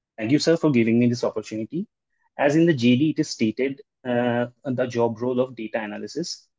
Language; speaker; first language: English; non-native, local second language; Bangla